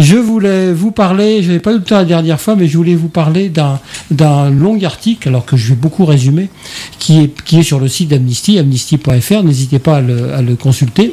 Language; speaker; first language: French; native; French